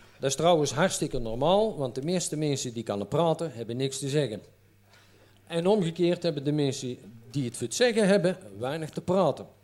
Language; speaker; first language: Dutch; native; Dutch